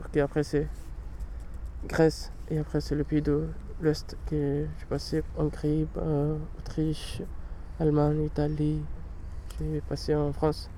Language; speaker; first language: French; non-native, learner; Pashto